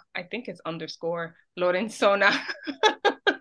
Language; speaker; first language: English; early bilingual, other home language; Spanish